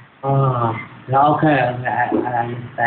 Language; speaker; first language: English; non-native, learner; Vietnamese